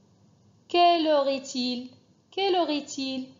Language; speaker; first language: French; non-native, fluent; Arabic